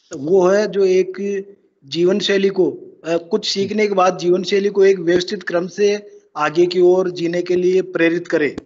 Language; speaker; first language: Hindi; native; Hindi